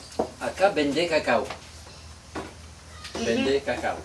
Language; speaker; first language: Spanish; non-native, learner; French